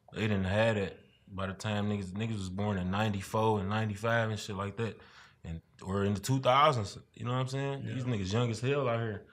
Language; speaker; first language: English; native; English